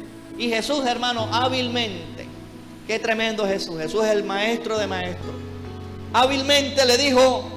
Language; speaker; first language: Spanish; native; Spanish